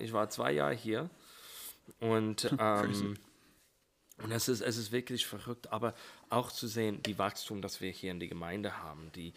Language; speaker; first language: German; non-native, fluent; English